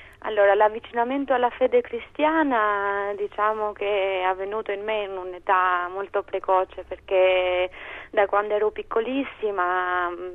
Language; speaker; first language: Italian; non-native, fluent; Albanian